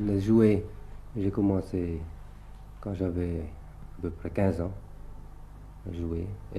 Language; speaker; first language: French; early bilingual, other home language; Thai